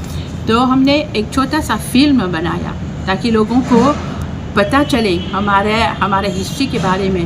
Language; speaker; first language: Hindi; non-native, fluent; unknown